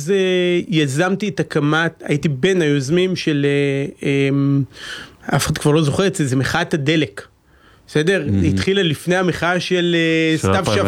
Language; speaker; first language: Hebrew; native; Hebrew